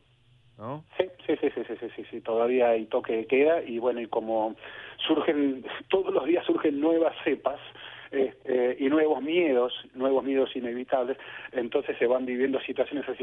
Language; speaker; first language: Spanish; native; Spanish